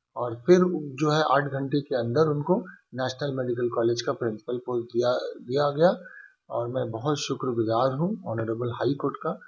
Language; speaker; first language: Hindi; non-native, local second language; Bangla